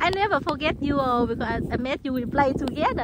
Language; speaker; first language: English; non-native, local second language; Vietnamese